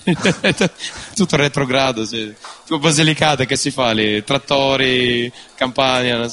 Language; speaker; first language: Italian; non-native, fluent; Russian